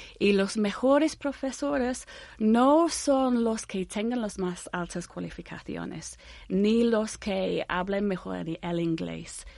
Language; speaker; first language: Spanish; non-native, fluent; English